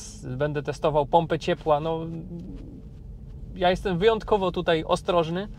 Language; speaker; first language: Polish; native; Polish